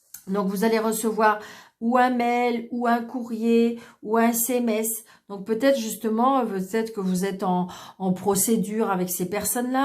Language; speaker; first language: French; native; French